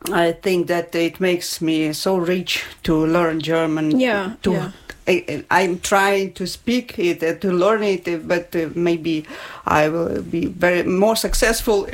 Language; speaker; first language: English; non-native, learner; Ukrainian